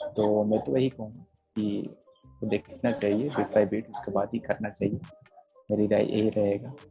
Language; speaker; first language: Hindi; non-native, local second language; Odia